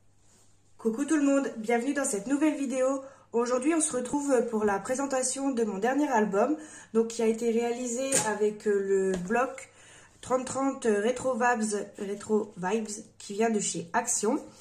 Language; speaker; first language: French; native; French